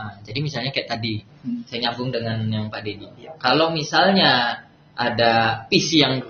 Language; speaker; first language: Indonesian; native; Indonesian